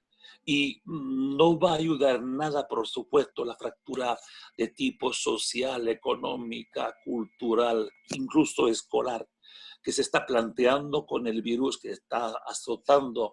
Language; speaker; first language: Spanish; non-native, fluent; French